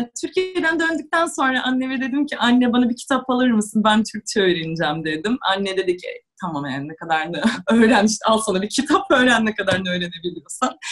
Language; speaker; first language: Turkish; non-native, fluent; Russian